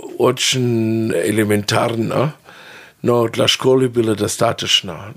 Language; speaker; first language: Russian; non-native, fluent; German